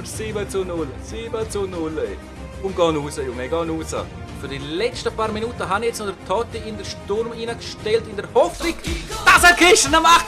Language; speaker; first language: German; native; German